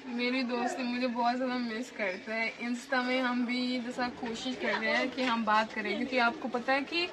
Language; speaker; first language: Hindi; non-native, learner; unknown